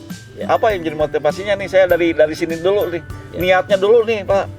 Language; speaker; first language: Indonesian; non-native, local second language; Sundanese